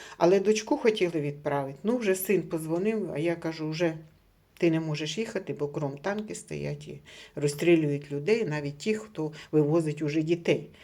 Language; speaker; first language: Ukrainian; native; Ukrainian